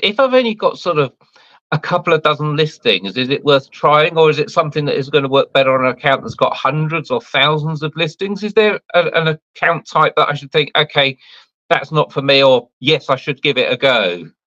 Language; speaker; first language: English; native; English